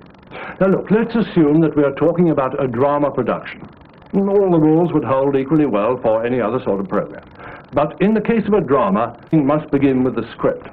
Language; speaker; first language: English; native; English